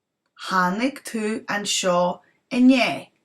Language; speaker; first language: Irish; non-native, local second language; English